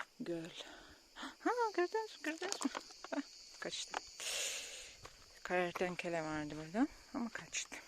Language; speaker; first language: Turkish; non-native, learner; Russian